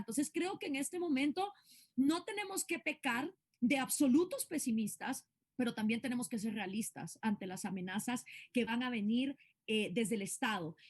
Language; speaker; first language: Spanish; native; Spanish